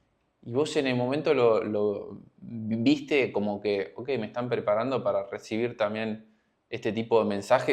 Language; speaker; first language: Spanish; native; Spanish